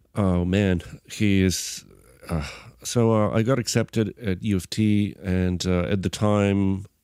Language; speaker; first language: English; non-native, fluent; Bulgarian